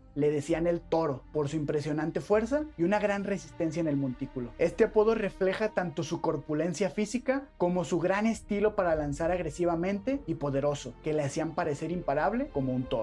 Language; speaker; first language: Spanish; native; Spanish